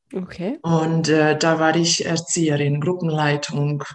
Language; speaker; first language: German; non-native, fluent; Hungarian